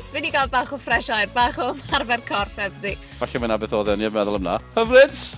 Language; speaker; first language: Welsh; native; Welsh